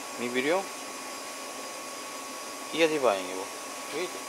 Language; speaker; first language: Russian; non-native, learner; Spanish